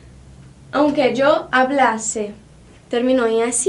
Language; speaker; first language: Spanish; non-native, fluent; Portuguese